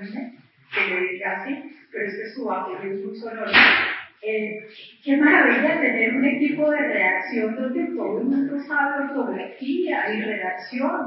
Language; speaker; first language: Spanish; native; Spanish